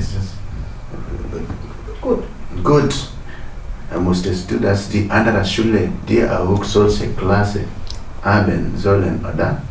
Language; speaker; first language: German; non-native, fluent; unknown